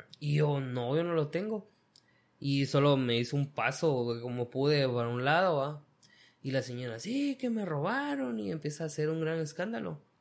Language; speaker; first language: Spanish; native; Spanish